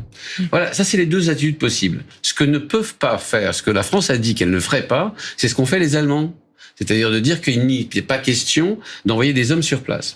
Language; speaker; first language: French; native; French